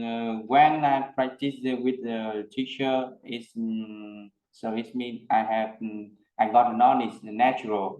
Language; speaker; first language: English; non-native, learner; Vietnamese